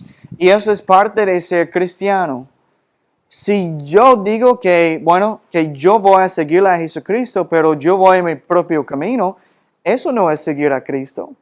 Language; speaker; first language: Spanish; non-native, fluent; English